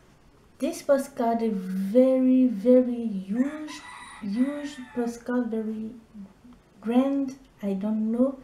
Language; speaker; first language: English; non-native, learner; French